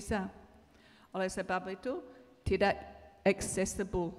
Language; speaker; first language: Indonesian; non-native, learner; English